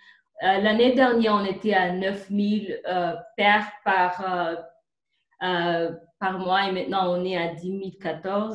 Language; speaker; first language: French; non-native, fluent; Kinyarwanda